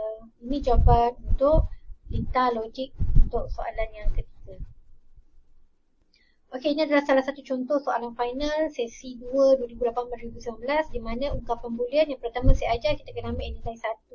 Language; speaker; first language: Malay; native; Malay